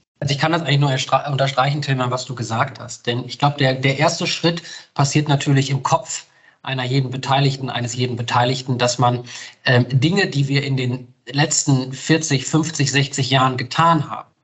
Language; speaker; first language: German; native; German